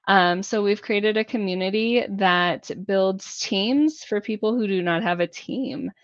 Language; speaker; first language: English; native; English